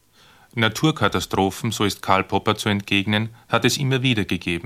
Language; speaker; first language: German; native; German